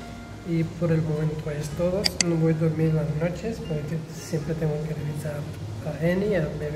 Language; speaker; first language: Spanish; non-native, learner; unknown